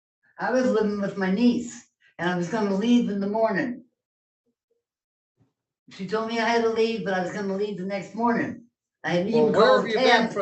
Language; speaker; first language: English; native; English